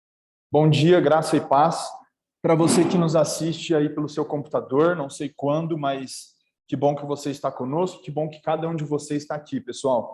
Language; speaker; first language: Portuguese; native; Portuguese